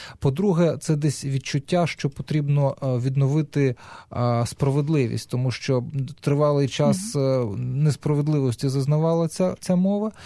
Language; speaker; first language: Ukrainian; non-native, local second language; Russian